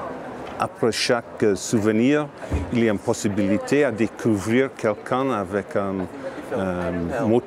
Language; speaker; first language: French; non-native, learner; English